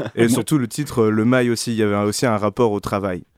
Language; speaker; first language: French; native; French